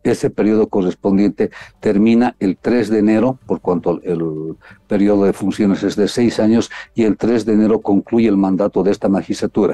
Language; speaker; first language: Spanish; native; Spanish